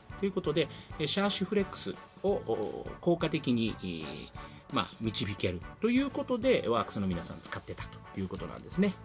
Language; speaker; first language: Japanese; native; Japanese